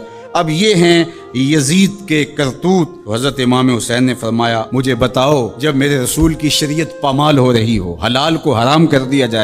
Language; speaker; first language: Urdu; native; Urdu